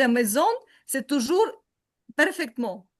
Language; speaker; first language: French; non-native, learner; Ukrainian